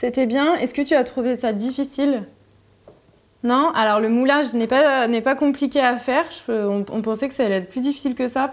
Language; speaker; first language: French; native; French